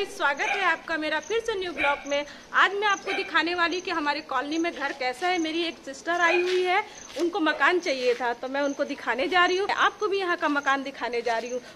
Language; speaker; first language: Hindi; non-native, local second language; Bangla